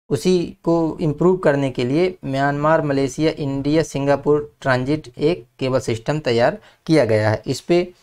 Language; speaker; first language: Hindi; native; Hindi